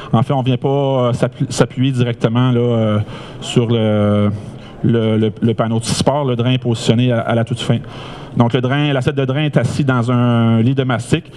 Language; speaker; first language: French; native; French